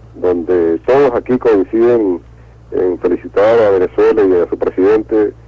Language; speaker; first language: Spanish; native; Spanish